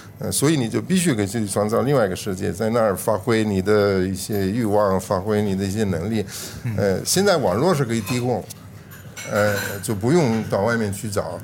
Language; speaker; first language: Chinese; non-native, fluent; Italian